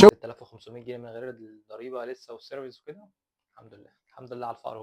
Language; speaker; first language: Arabic; native; Arabic